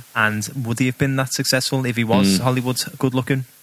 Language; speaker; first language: English; native; English